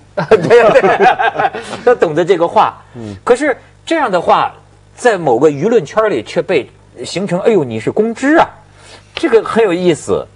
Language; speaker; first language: Chinese; native; Chinese